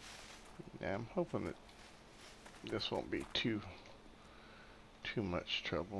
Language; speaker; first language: English; native; English